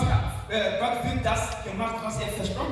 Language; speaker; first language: German; non-native, fluent; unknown